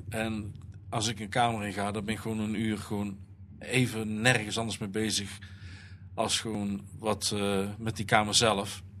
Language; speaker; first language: Dutch; native; Dutch